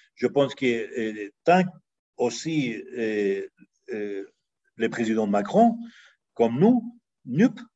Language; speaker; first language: French; non-native, fluent; Spanish